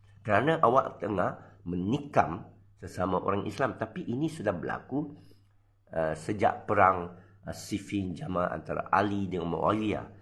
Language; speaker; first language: Malay; non-native, local second language; Chinese